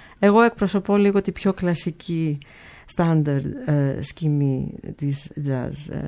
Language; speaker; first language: Greek; early bilingual, heritage; Greek